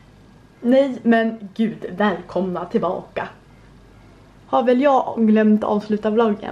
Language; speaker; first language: Swedish; native; Swedish